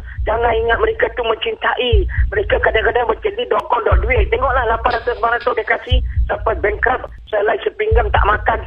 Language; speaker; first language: Malay; native; Malay